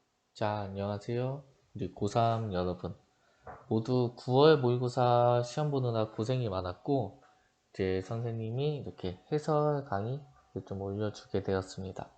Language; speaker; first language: Korean; native; Korean